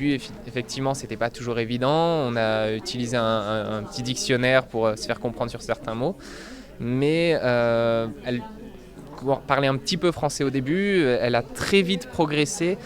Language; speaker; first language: French; native; French